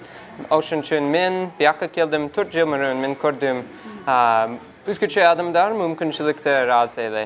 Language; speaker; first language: Kyrgyz; non-native, learner; English